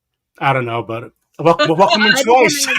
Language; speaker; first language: English; native; English